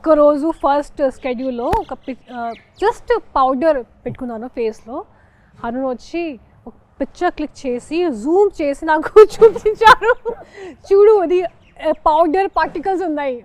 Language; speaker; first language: Telugu; non-native, local second language; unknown